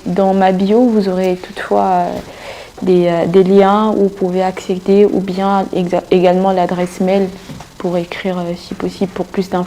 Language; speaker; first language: French; non-native, local second language; Sango